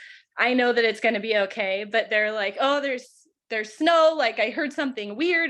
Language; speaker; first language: English; native; English